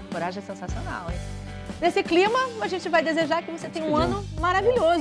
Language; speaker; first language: Portuguese; native; Portuguese